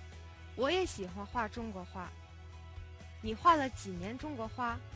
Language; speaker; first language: Chinese; non-native, fluent; Mongolian